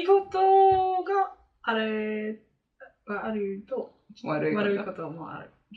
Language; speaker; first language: Japanese; non-native, learner; English